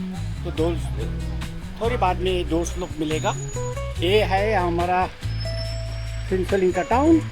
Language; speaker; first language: Hindi; non-native, fluent; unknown